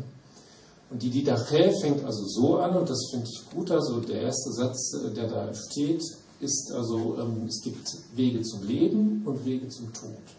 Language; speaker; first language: German; native; German